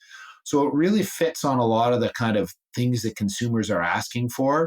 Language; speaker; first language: English; native; English